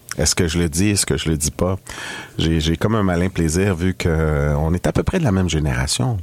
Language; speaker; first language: French; early bilingual, other home language; Spanish